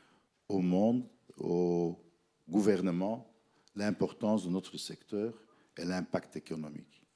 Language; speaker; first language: French; non-native, fluent; Dutch